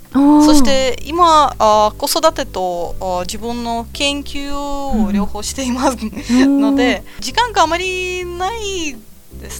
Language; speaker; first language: Japanese; non-native, fluent; Latvian